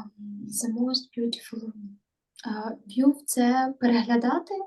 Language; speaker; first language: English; non-native, learner; Ukrainian